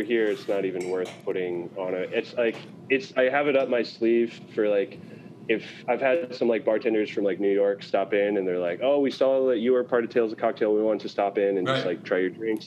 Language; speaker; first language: English; native; English